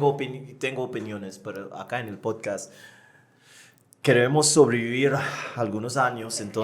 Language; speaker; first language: Spanish; non-native, fluent; English